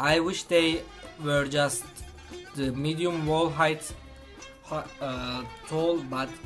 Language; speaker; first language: English; non-native, fluent; Turkish